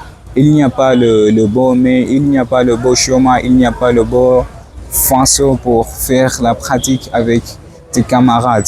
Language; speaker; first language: French; non-native, learner; Swahili